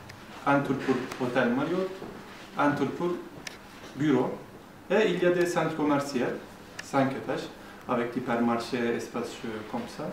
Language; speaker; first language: French; non-native, learner; Turkish